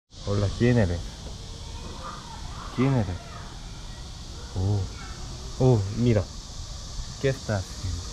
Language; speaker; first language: Spanish; non-native, learner; Korean